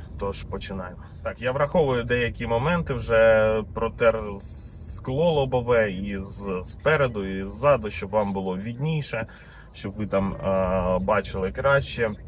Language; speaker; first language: Ukrainian; native; Ukrainian